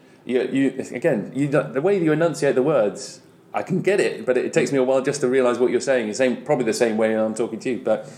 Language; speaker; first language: English; native; English